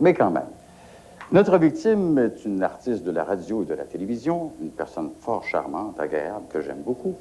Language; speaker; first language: French; native; French